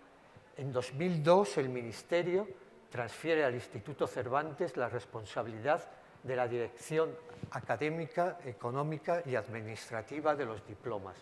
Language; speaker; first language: Spanish; native; Spanish